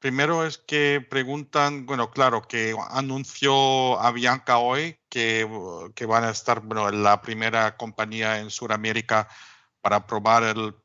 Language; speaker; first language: Spanish; non-native, fluent; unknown